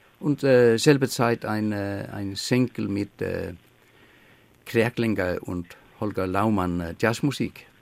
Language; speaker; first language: German; non-native, learner; Faroese